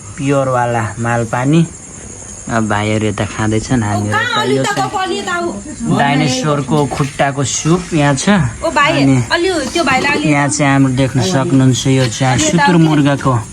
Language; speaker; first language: Nepali; non-native, local second language; Dangaura Tharu